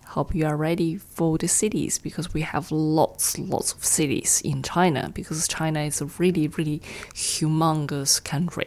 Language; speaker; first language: English; non-native, fluent; Chinese